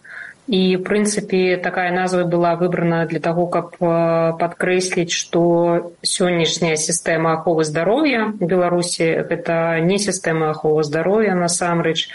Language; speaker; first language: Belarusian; non-native, local second language; Russian